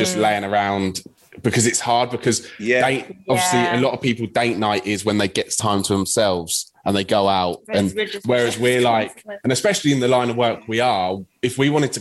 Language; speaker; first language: English; native; English